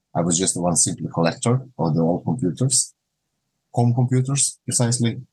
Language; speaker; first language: English; non-native, learner; Croatian